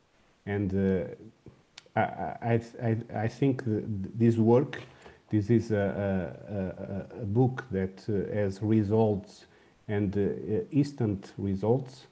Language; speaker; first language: English; non-native, learner; Portuguese